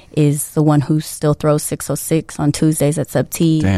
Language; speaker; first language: English; early bilingual, other home language; Filipino